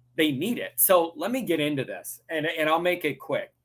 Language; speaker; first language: English; native; English